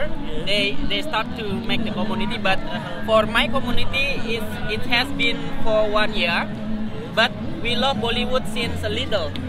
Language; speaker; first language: English; non-native, learner; Indonesian